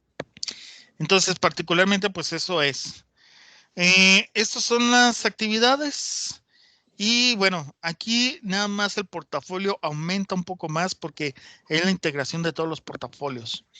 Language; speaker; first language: Spanish; native; Spanish